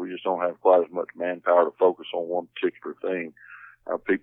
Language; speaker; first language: English; native; English